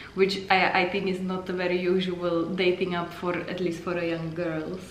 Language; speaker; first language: English; non-native, fluent; Czech